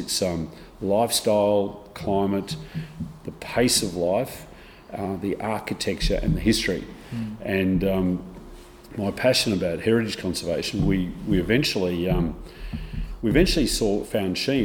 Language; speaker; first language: English; native; English